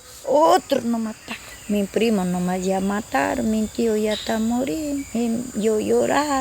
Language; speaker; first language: Spanish; non-native, local second language; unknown